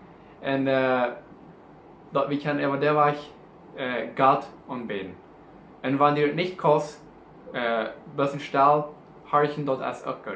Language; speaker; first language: German; non-native, learner; Plautdietsch